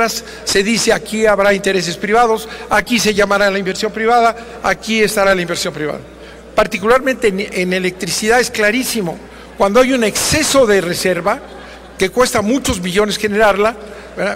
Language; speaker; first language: Spanish; native; Spanish